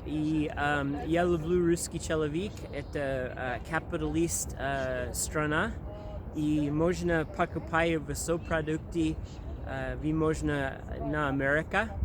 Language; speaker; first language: Russian; non-native, learner; English